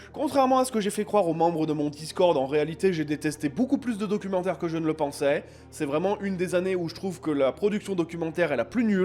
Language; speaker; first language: French; native; French